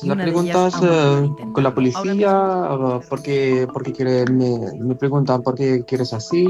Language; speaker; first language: Spanish; non-native, learner; Arabic